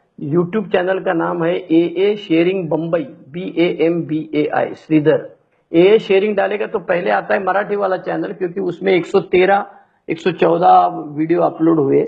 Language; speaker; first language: Hindi; non-native, local second language; Marathi